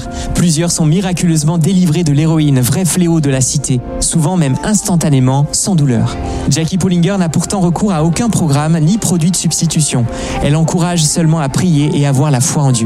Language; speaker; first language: French; native; French